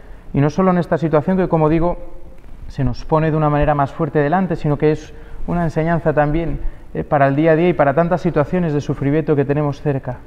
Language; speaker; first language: Spanish; native; Spanish